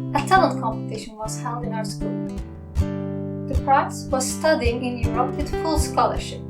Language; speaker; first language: English; non-native, fluent; Turkish